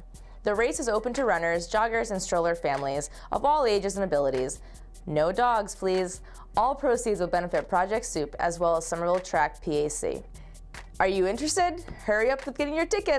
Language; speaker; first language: English; native; English